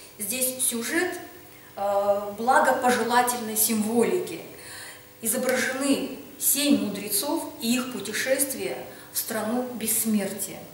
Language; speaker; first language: Russian; native; Russian